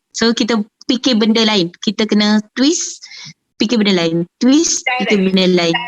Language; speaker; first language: Malay; native; Malay